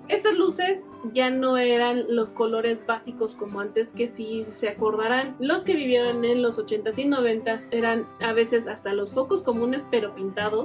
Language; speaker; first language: Spanish; native; Spanish